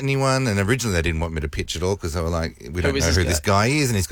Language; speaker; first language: English; native; English